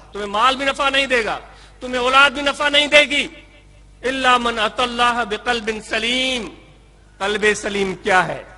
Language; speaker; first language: Urdu; non-native, local second language; Sindhi